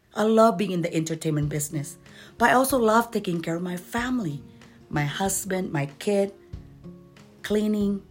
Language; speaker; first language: English; non-native, fluent; Indonesian